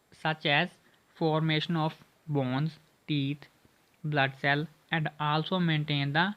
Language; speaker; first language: English; non-native, local second language; Punjabi